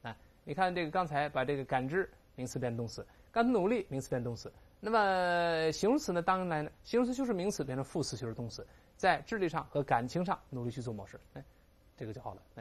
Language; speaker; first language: Chinese; native; Chinese